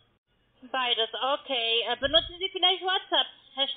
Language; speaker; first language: German; non-native, learner; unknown